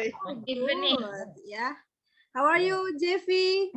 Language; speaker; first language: English; non-native, fluent; Indonesian